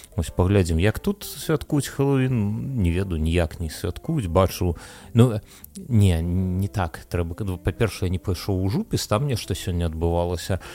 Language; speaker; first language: Belarusian; non-native, local second language; Russian